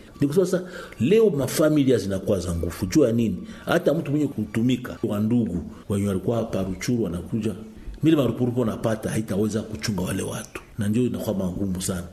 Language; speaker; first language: Swahili; non-native, local second language; Nande